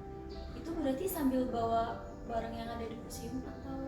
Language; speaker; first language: Indonesian; native; Indonesian